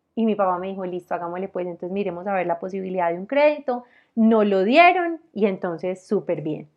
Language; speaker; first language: Spanish; native; Spanish